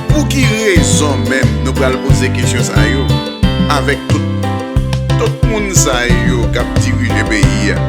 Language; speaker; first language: French; non-native, learner; Haitian Creole